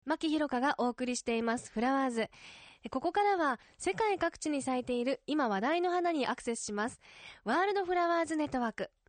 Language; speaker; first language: Japanese; native; Japanese